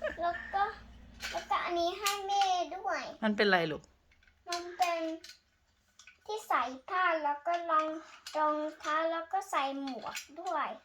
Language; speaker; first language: Thai; early bilingual, heritage; Thai